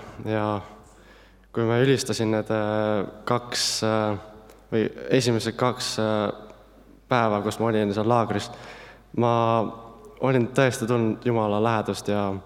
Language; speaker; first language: Estonian; non-native, learner; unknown